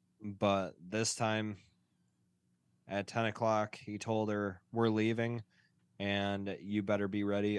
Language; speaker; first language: English; native; English